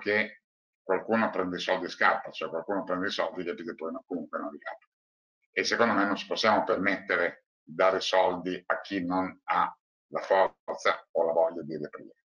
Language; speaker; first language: Italian; native; Italian